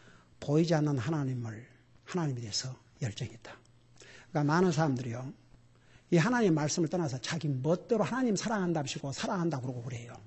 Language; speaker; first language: Korean; native; Korean